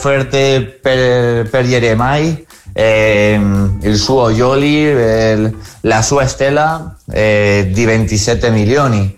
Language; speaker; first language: Italian; non-native, fluent; Spanish